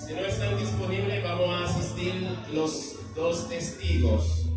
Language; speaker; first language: Spanish; non-native, fluent; Haitian Creole